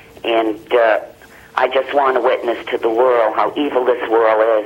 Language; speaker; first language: English; native; English